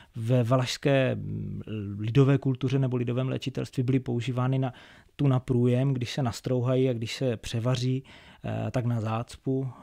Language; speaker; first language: Czech; native; Czech